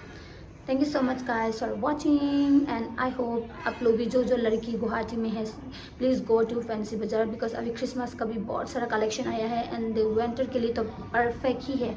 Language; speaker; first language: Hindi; non-native, local second language; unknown